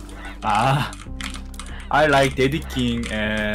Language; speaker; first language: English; non-native, learner; Korean